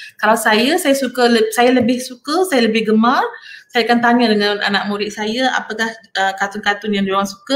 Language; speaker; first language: Malay; non-native, local second language; Tamil